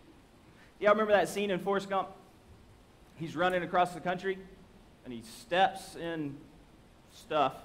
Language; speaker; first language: English; native; English